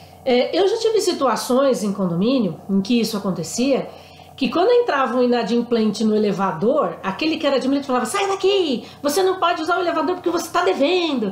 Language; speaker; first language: Portuguese; native; Portuguese